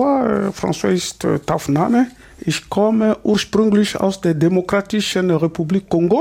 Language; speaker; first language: German; non-native, fluent; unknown